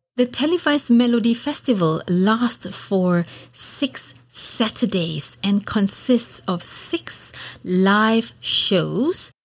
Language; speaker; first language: English; non-native, local second language; Malay